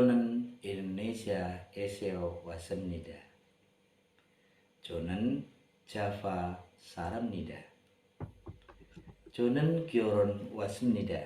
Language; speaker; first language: Korean; non-native, learner; Indonesian